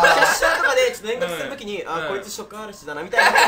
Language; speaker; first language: Japanese; native; Japanese